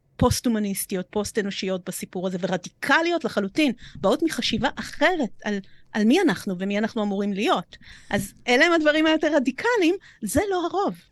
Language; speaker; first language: Hebrew; early bilingual, other home language; Romanian